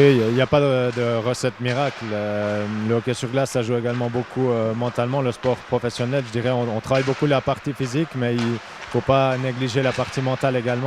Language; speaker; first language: French; native; French